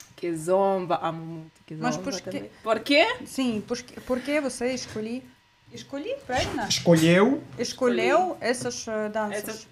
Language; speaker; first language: Portuguese; non-native, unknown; Russian